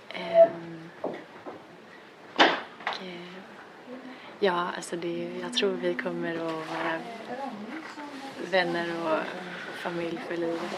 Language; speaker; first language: Swedish; native; Swedish